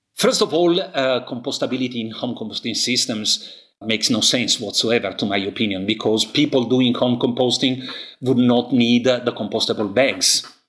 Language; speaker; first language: English; non-native, fluent; Italian